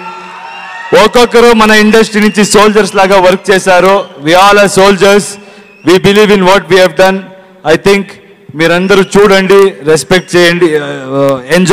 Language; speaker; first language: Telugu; non-native, learner; Kannada